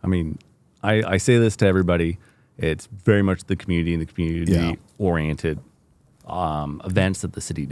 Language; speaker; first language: English; native; English